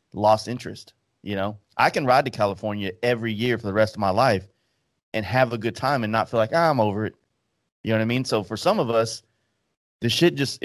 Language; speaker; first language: English; native; English